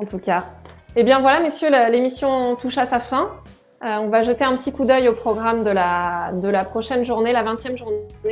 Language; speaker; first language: French; native; French